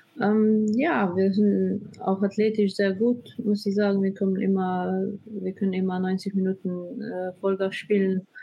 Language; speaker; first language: German; non-native, fluent; Slovenian